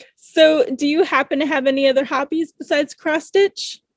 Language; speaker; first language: English; native; English